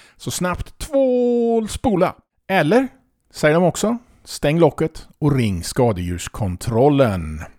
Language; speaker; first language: Swedish; native; Swedish